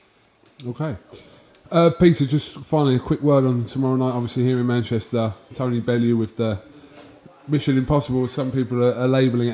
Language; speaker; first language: English; native; English